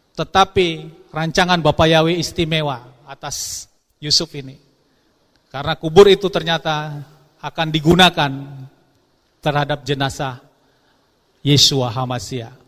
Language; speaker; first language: Indonesian; non-native, local second language; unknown